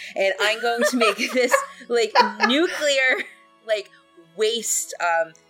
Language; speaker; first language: English; native; English